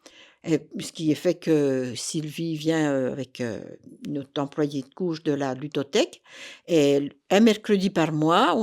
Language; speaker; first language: French; native; French